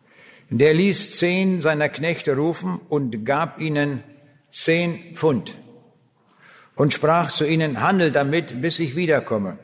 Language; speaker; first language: German; native; German